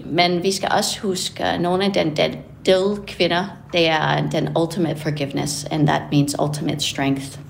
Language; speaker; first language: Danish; non-native, fluent; English